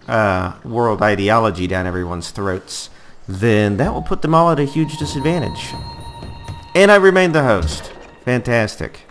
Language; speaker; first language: English; native; English